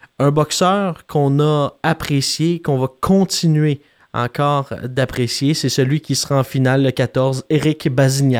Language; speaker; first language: French; native; French